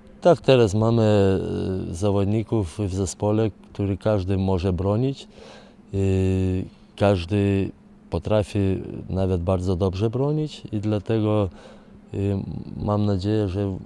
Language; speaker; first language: Polish; non-native, fluent; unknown